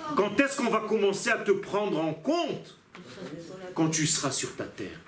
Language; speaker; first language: French; non-native, fluent; Hebrew